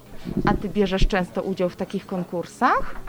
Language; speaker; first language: Polish; native; Polish